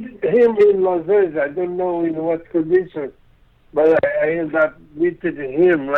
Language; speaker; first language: English; non-native, fluent; Portuguese